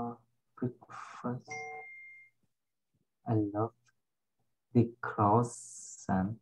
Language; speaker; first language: English; non-native, learner; Indonesian